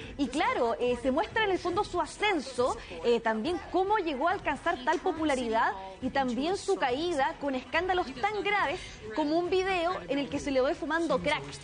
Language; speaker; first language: Spanish; native; Spanish